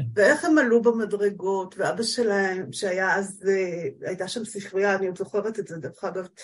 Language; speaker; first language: Hebrew; native; Hebrew